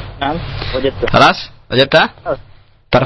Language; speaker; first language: Arabic; non-native, learner; Indonesian